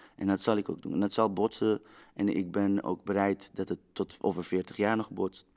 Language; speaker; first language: Dutch; early bilingual, other home language; Persian